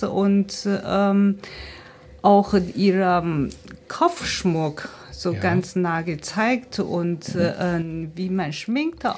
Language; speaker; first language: German; non-native, fluent; Chinese